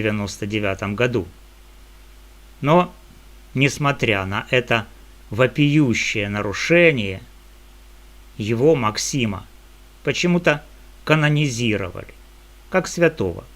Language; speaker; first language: Russian; native; Russian